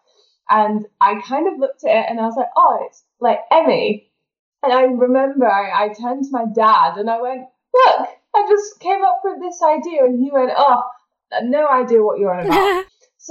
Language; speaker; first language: English; native; English